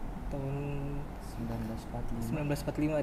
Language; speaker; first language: Indonesian; native; Indonesian